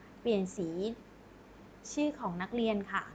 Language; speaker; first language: Thai; native; Thai